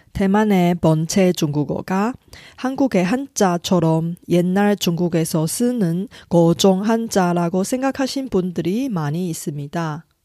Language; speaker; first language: Korean; non-native, fluent; Chinese